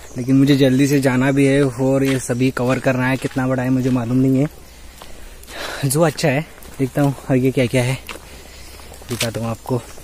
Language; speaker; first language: Hindi; non-native, local second language; Marathi